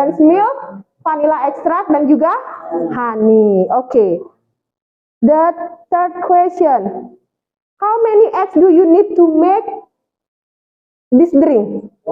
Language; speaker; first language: English; non-native, fluent; Indonesian